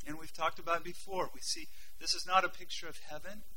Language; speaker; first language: English; native; English